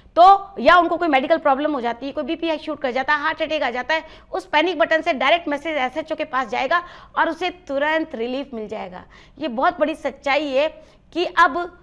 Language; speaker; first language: Hindi; native; Hindi